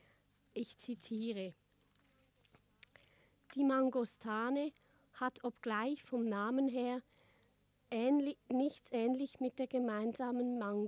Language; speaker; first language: German; native; German